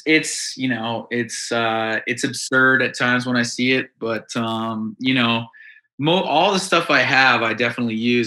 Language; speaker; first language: English; native; English